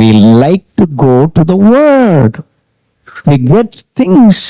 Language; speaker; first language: English; non-native, local second language; Tamil